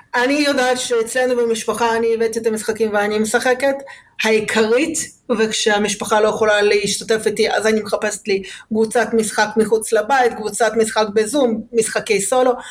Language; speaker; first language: Hebrew; early bilingual, other home language; Russian